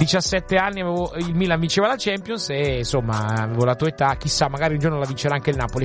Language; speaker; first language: Italian; native; Italian